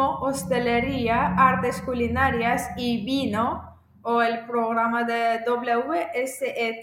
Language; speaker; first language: Spanish; non-native, fluent; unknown